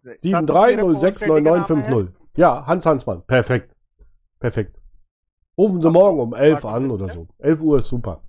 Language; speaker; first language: German; native; German